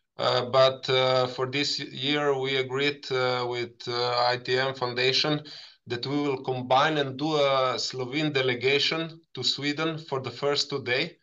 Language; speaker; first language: English; non-native, fluent; Slovenian